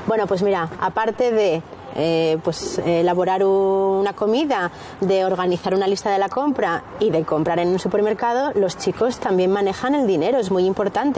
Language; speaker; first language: Spanish; native; Spanish